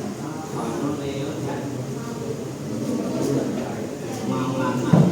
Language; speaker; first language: Indonesian; native; Indonesian